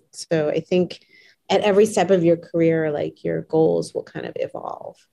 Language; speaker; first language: English; native; English